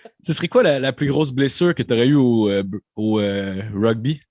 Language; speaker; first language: French; native; French